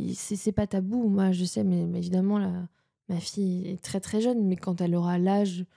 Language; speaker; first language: French; native; French